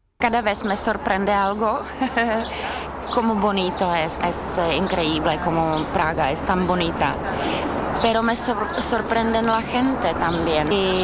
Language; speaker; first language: Spanish; non-native, learner; Czech